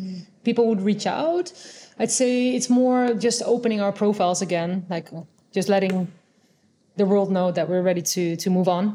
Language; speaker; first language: English; non-native, fluent; Dutch